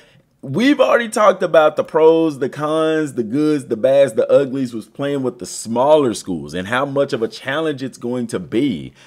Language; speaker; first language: English; native; English